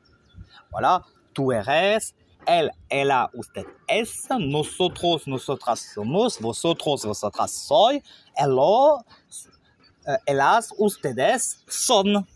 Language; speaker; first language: Spanish; non-native, learner; French